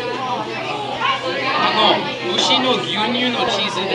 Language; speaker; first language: Japanese; non-native, learner; English